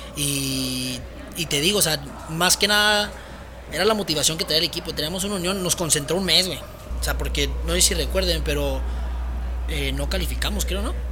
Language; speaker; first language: Spanish; early bilingual, heritage; Spanish